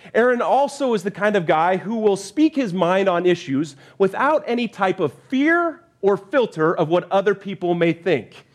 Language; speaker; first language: English; native; English